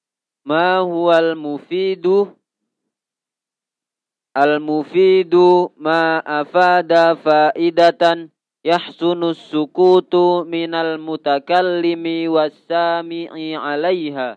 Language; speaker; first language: Arabic; non-native, learner; Indonesian